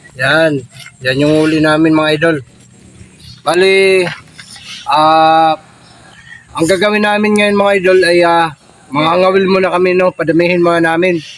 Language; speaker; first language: Filipino; native; Filipino